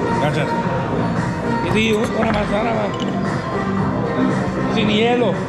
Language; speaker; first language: Spanish; non-native, learner; Korean